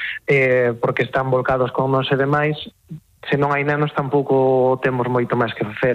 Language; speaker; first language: Galician; native; Galician